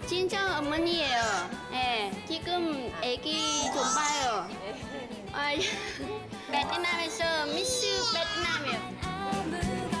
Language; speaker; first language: Korean; non-native, learner; Vietnamese